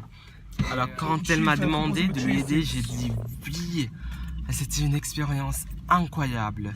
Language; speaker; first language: French; non-native, fluent; English